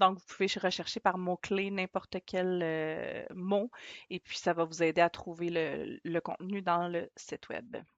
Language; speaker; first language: French; native; French